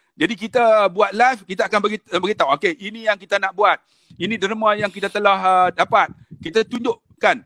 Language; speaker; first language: Malay; native; Malay